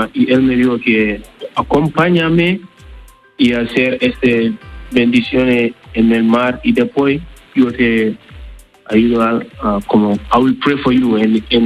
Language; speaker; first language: Spanish; non-native, learner; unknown